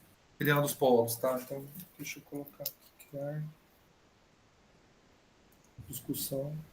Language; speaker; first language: Portuguese; native; Portuguese